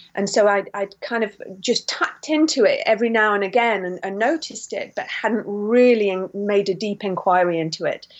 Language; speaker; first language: English; native; English